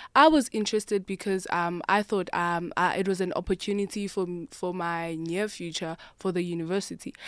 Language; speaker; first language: English; non-native, local second language; Xhosa